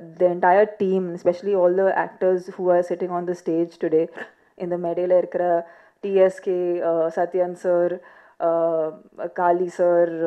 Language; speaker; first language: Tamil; non-native, learner; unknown